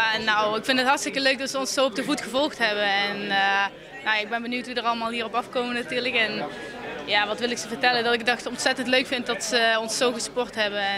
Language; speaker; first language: Dutch; native; Dutch